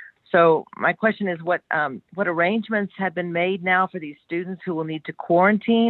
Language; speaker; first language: English; native; English